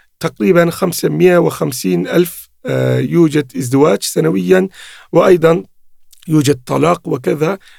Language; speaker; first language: Arabic; non-native, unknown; Turkish